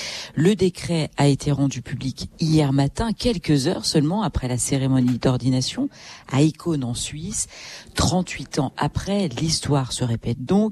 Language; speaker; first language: French; native; French